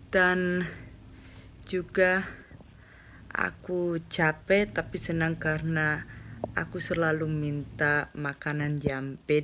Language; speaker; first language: Indonesian; non-native, fluent; Spanish